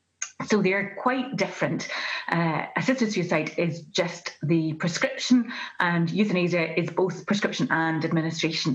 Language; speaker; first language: English; native; English